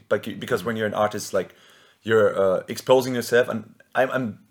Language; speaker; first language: English; non-native, fluent; German